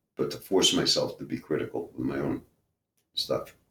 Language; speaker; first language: English; native; English